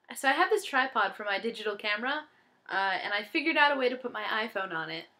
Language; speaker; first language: English; native; English